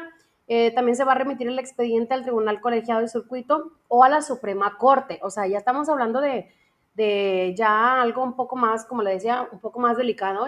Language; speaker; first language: Spanish; native; Spanish